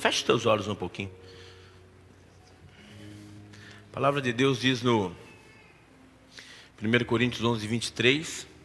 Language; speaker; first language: Portuguese; native; Portuguese